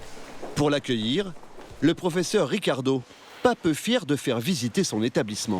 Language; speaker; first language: French; native; French